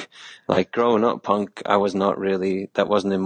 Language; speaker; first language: English; native; English